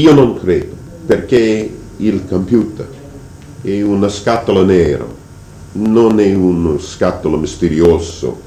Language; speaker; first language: Italian; non-native, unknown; English